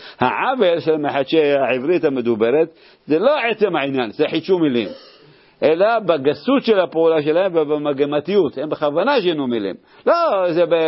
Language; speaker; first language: Hebrew; native; Hebrew